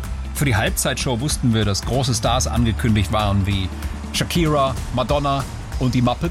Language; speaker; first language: German; native; German